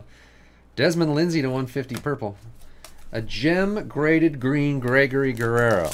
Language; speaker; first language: English; native; English